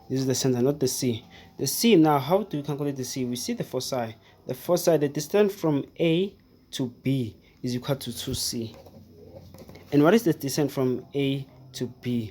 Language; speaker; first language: English; non-native, fluent; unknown